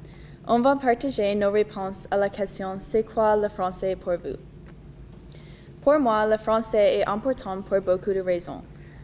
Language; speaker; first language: French; non-native, learner; English